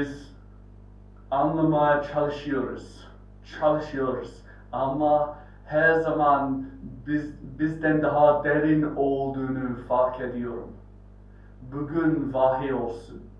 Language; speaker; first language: Turkish; non-native, fluent; English